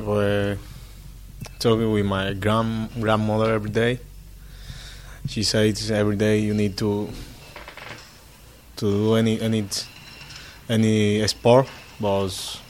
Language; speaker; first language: English; non-native, learner; Spanish